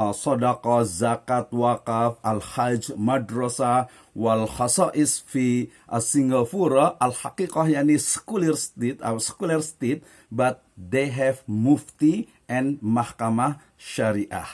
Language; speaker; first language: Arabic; non-native, fluent; Indonesian